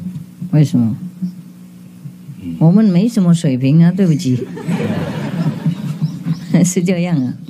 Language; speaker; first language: Chinese; non-native, fluent; Vietnamese